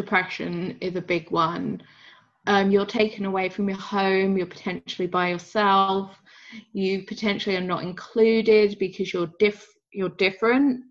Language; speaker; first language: English; native; English